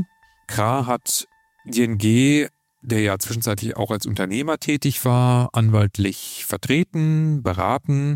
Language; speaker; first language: German; native; German